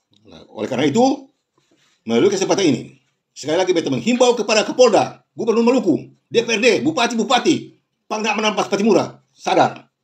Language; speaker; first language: Indonesian; native; Indonesian